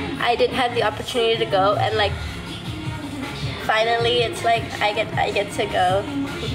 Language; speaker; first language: English; early bilingual, other home language; Thai